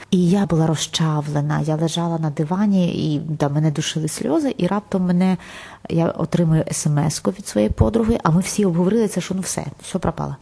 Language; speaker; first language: Ukrainian; non-native, local second language; Russian